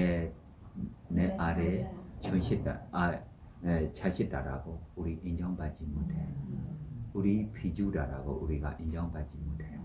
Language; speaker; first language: Korean; non-native, learner; Burmese